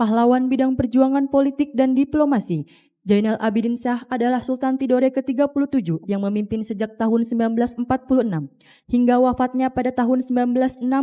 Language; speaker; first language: Indonesian; native; Indonesian